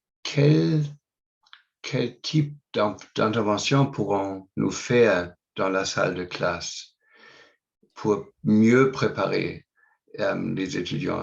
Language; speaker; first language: French; non-native, fluent; English